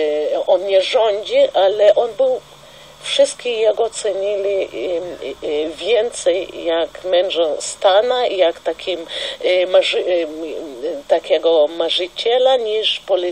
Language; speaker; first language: Polish; non-native, fluent; Russian